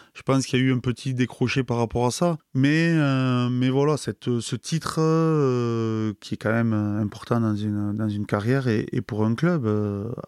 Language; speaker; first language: French; native; French